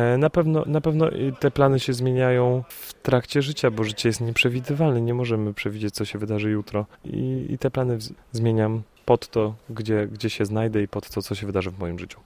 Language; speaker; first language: Polish; native; Polish